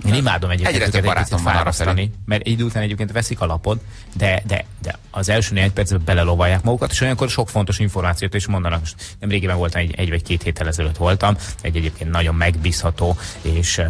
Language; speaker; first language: Hungarian; native; Hungarian